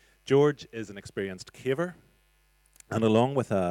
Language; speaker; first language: English; native; English